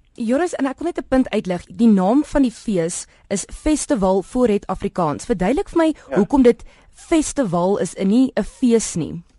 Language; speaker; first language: Afrikaans; native; Afrikaans